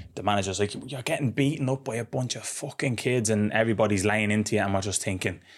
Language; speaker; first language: English; native; English